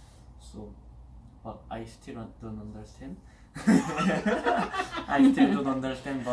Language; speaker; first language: English; non-native, learner; Korean